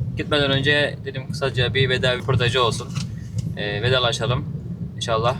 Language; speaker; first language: Turkish; native; Turkish